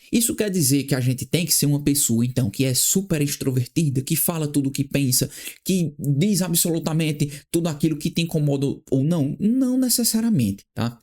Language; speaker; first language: Portuguese; native; Portuguese